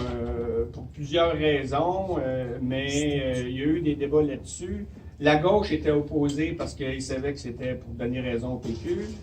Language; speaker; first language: French; native; French